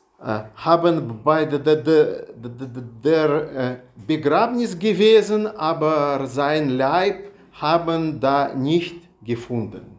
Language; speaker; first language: German; non-native, learner; Russian